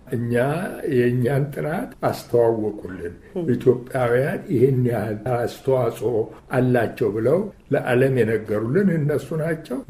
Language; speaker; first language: Amharic; native; Amharic